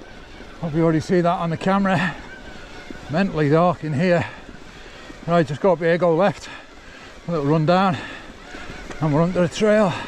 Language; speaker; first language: English; native; English